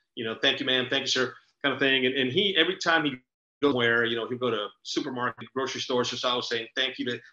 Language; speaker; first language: English; early bilingual, other home language; Spanish